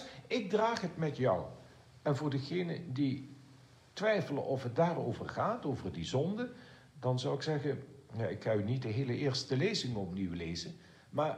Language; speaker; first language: Dutch; native; Dutch